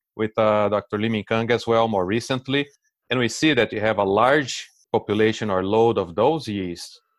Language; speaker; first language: English; non-native, fluent; Portuguese